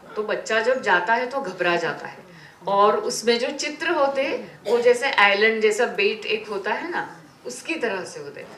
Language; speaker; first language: Hindi; non-native, local second language; Marathi